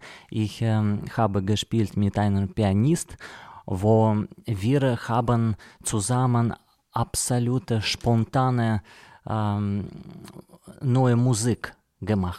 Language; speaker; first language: German; non-native, learner; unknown